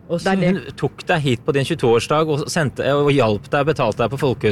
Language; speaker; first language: Norwegian; native; Norwegian